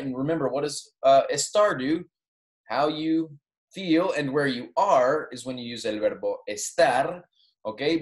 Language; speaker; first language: English; native; English